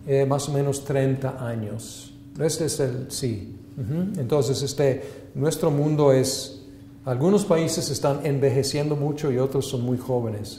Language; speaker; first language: Spanish; non-native, fluent; English